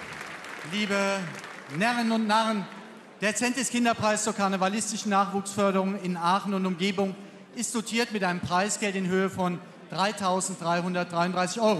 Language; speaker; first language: German; native; German